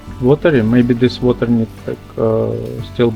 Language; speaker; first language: English; non-native, learner; Russian